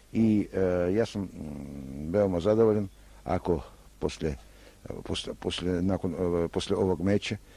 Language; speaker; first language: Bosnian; non-native, learner; Russian